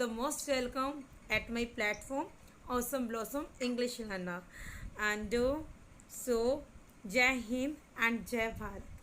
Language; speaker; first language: English; non-native, local second language; Hindi